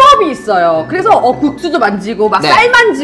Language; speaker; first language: Korean; native; Korean